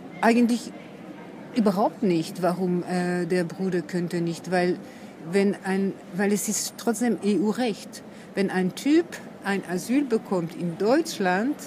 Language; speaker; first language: German; non-native, fluent; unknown